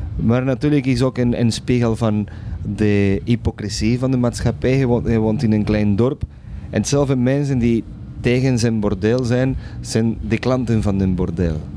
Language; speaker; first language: Dutch; non-native, fluent; Spanish